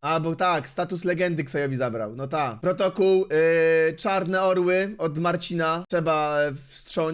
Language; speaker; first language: Polish; native; Polish